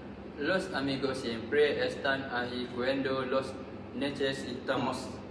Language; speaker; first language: Spanish; non-native, learner; Malay